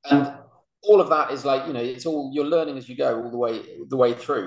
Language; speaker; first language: English; native; English